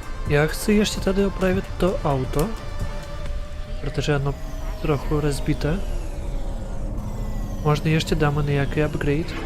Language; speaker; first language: Czech; non-native, learner; Ukrainian